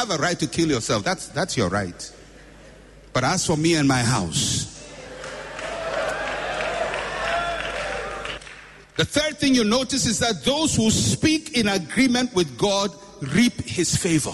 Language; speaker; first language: English; non-native, local second language; Akan